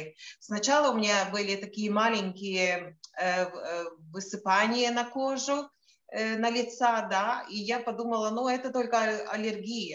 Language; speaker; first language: Russian; non-native, local second language; Latvian